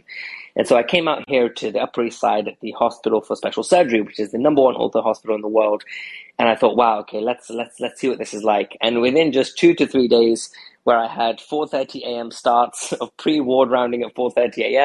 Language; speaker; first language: English; native; English